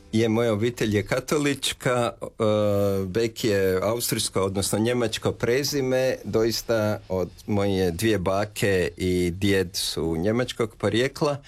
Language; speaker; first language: Serbian; native; Serbian